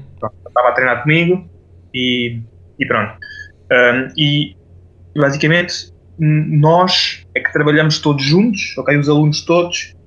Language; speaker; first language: Portuguese; non-native, fluent; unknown